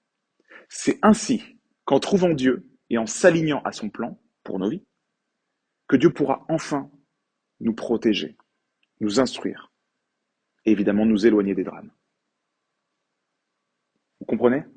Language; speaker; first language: French; native; French